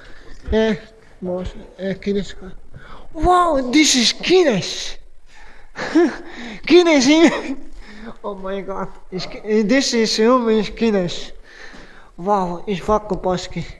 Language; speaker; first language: English; non-native, learner; Croatian